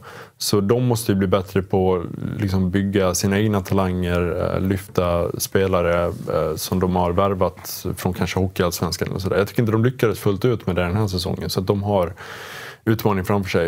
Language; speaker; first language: Swedish; native; Swedish